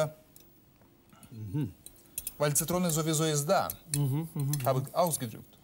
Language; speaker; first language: German; non-native, learner; Russian